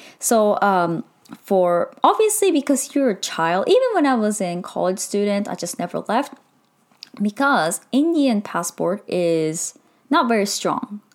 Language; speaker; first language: English; native; English